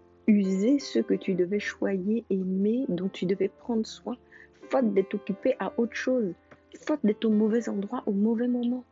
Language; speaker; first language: French; native; French